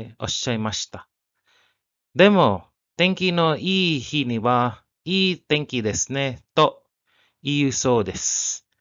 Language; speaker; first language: Japanese; non-native, learner; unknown